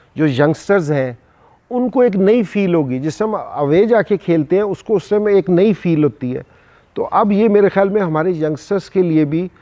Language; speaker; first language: Urdu; non-native, local second language; Punjabi